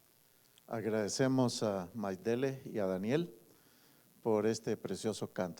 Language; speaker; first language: Spanish; native; Spanish